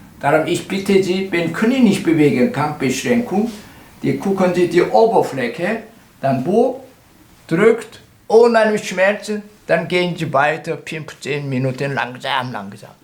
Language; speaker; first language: German; non-native, learner; Korean